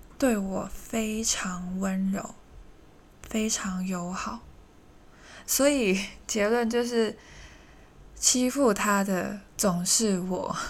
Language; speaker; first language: Chinese; non-native, local second language; Cantonese